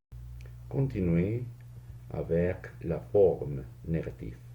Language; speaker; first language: French; non-native, fluent; Spanish